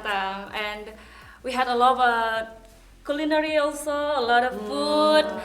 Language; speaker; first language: English; non-native, learner; Indonesian